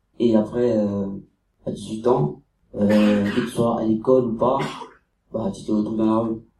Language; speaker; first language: French; non-native, fluent; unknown